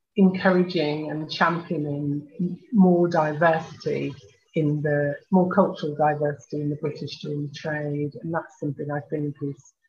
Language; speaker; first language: English; native; English